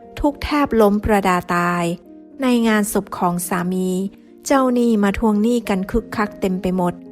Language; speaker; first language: Thai; native; Thai